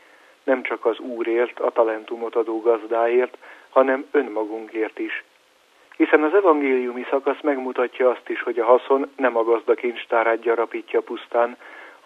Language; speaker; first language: Hungarian; native; Hungarian